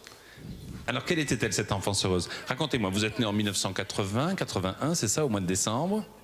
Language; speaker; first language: French; native; French